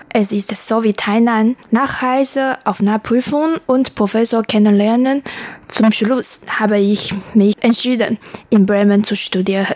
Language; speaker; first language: German; non-native, learner; Chinese